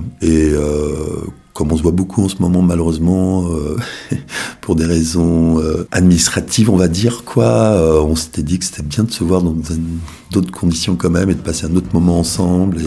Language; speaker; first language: French; native; French